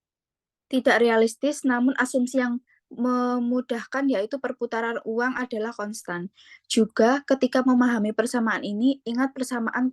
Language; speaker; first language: Indonesian; native; Indonesian